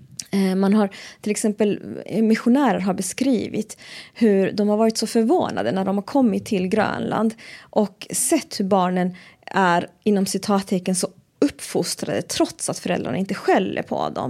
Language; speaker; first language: Swedish; native; Swedish